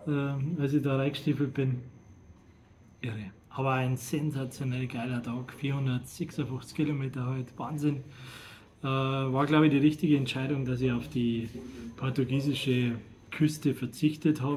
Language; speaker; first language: German; native; German